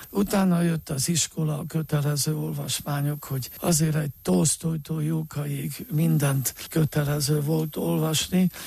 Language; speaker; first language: Hungarian; native; Hungarian